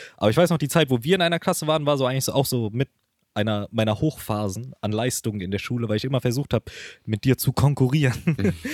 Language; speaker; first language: German; early bilingual, other home language; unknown